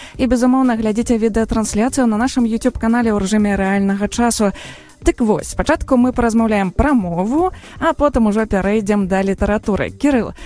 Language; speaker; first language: Belarusian; non-native, local second language; Russian